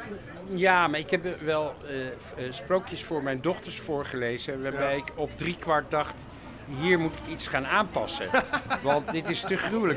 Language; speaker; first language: Dutch; native; Dutch